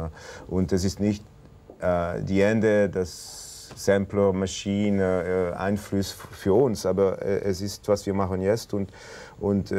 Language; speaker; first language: German; non-native, local second language; French